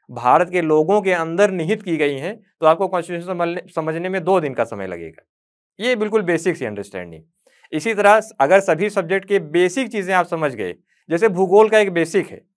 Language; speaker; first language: Hindi; native; Hindi